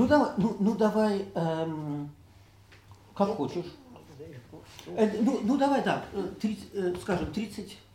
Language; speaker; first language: Russian; early bilingual, heritage; Russian